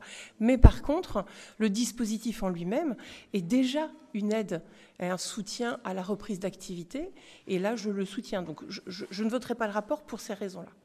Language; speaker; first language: French; native; French